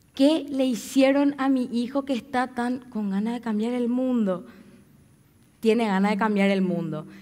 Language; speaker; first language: Spanish; native; Spanish